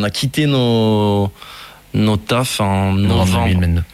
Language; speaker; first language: French; native; French